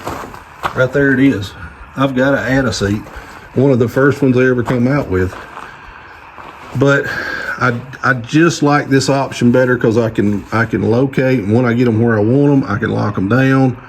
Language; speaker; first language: English; native; English